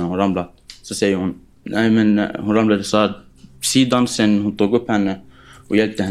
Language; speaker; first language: Swedish; non-native, fluent; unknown